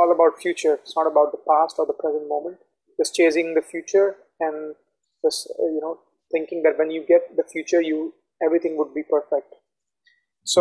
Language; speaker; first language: English; non-native, local second language; Hindi